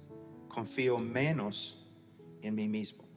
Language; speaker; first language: Spanish; non-native, fluent; English